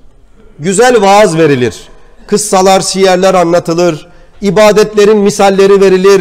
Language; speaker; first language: Turkish; native; Turkish